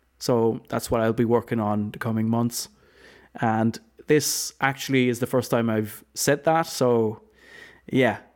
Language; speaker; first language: English; non-native, fluent; Low German